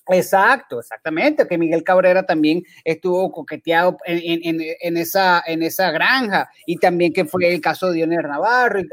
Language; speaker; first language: Spanish; native; Spanish